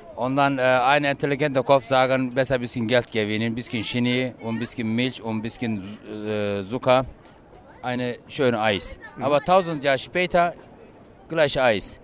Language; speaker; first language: German; non-native, learner; Turkish